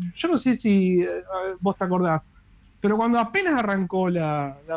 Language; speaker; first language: Spanish; native; Spanish